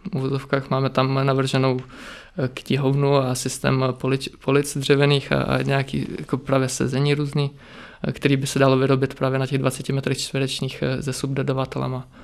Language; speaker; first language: Czech; early bilingual, other home language; Ukrainian